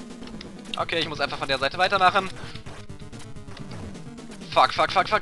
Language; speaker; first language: German; native; German